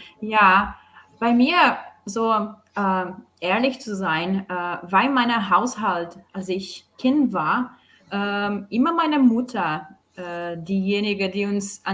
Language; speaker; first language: German; non-native, fluent; Portuguese